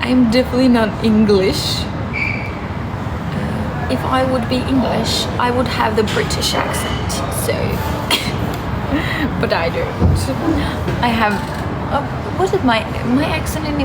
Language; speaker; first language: English; non-native, fluent; Turkish